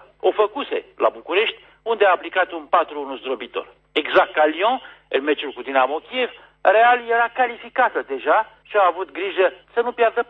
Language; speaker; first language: Romanian; native; Romanian